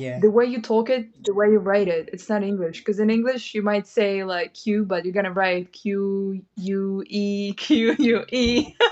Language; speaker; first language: English; non-native, fluent; Kyrgyz